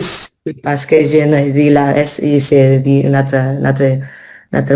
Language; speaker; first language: French; non-native, learner; Spanish